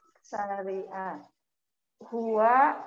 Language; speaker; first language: Arabic; non-native, learner; Indonesian